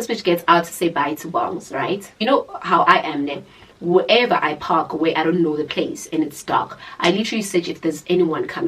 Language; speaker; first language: English; non-native, local second language; Zulu